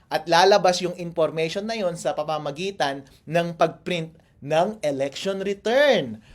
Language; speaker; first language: Filipino; non-native, local second language; Iloko